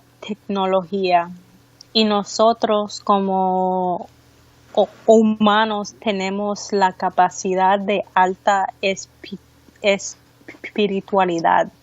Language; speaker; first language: Spanish; early bilingual, heritage; Spanish